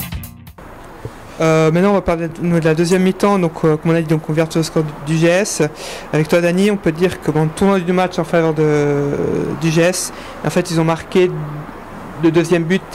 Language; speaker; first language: French; native; French